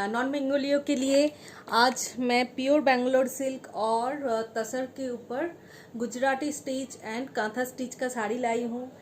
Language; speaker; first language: Hindi; non-native, local second language; Bangla